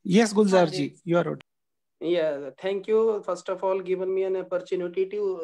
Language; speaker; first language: Hindi; native; Hindi